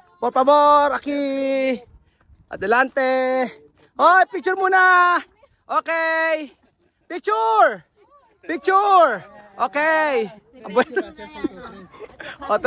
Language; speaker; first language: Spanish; non-native, learner; Filipino